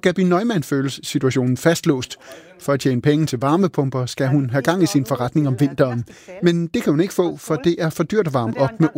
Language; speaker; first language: Danish; native; Danish